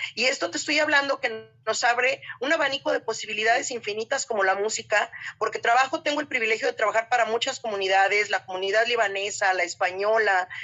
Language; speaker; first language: Spanish; native; Spanish